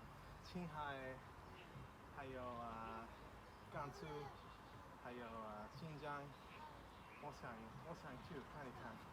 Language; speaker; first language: Chinese; non-native, learner; English